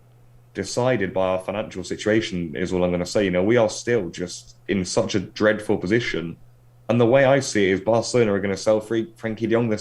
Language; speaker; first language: English; native; English